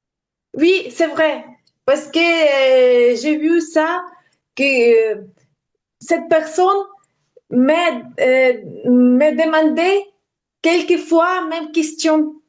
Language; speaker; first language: French; non-native, learner; Ukrainian